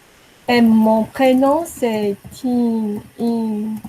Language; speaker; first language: French; non-native, learner; Chinese